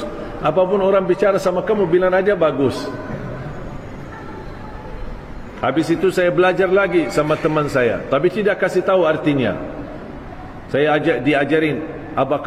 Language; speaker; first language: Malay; non-native, fluent; Arabic